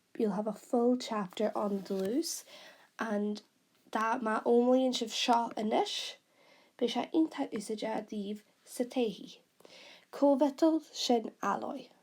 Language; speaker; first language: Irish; non-native, local second language; English